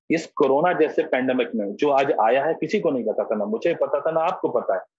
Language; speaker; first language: Hindi; native; Hindi